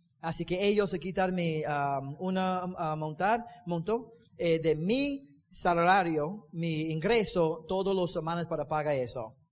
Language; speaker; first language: Spanish; non-native, learner; English